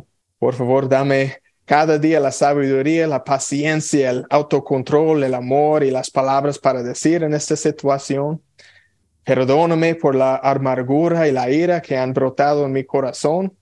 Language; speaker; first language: Spanish; non-native, fluent; English